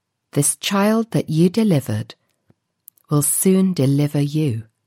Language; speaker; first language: English; native; English